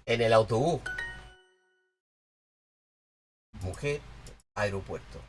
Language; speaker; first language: Spanish; non-native, learner; English